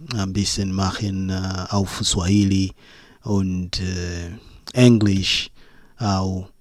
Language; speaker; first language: German; non-native, learner; Swahili